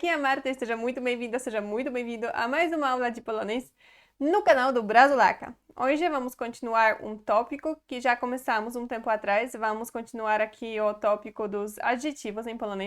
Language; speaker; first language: Portuguese; non-native, fluent; Polish